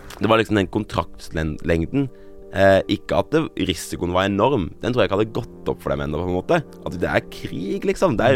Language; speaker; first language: Norwegian; native; Norwegian